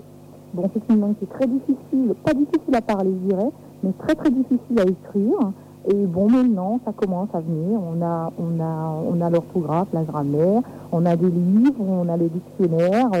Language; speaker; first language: French; native; French